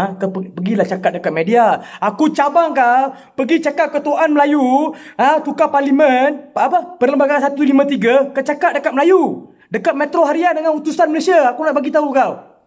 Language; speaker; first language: Malay; non-native, local second language; Tamil